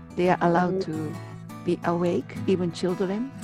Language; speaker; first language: English; non-native, learner; Japanese